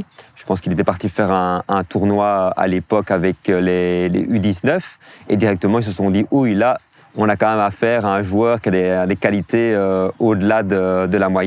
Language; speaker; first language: French; native; French